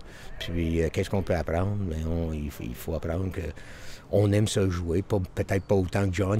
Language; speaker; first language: French; native; French